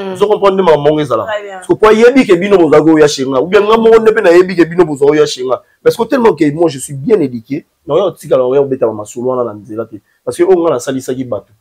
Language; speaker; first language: Lingala; native; Lingala